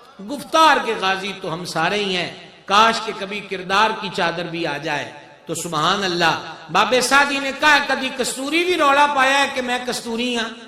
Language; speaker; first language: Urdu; non-native, local second language; Punjabi